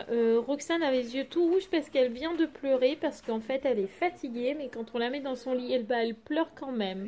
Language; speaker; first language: French; native; French